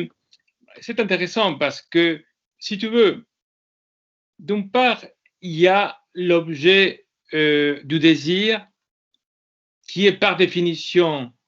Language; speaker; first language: French; non-native, fluent; Spanish